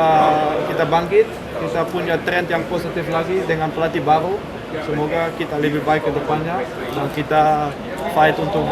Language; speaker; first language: Indonesian; non-native, fluent; Dutch